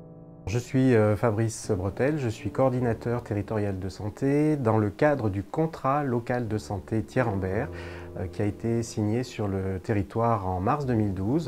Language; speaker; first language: French; native; French